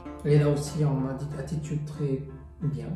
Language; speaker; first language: French; non-native, fluent; Korean